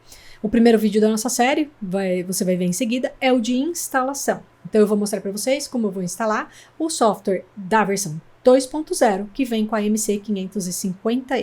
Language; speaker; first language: Portuguese; native; Portuguese